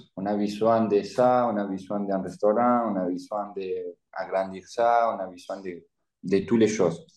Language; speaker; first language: French; non-native, learner; Spanish